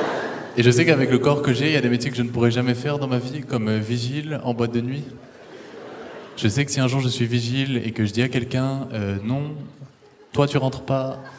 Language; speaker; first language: French; native; French